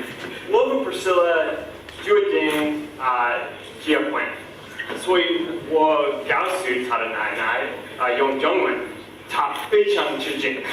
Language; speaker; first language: Chinese; non-native, learner; English